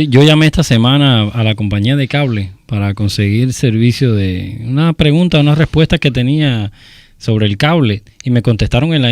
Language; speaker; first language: Spanish; native; Spanish